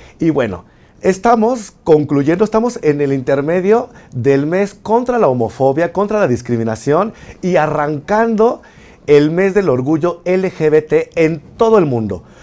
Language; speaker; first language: Spanish; native; Spanish